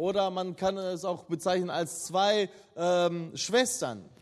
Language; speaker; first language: German; non-native, fluent; Russian